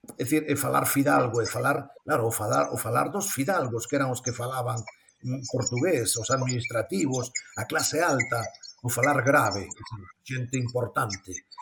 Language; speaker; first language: Galician; native; Galician